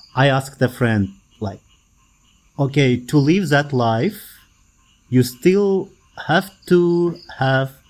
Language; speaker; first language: English; non-native, fluent; Kazakh